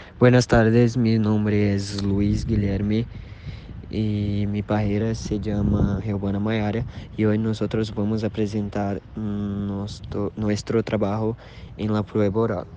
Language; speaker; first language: Spanish; non-native, learner; Portuguese